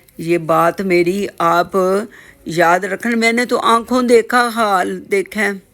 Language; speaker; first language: Urdu; non-native, local second language; Punjabi